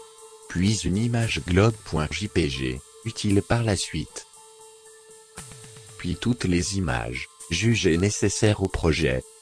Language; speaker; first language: French; native; French